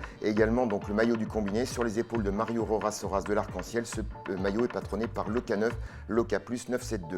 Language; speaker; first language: French; native; French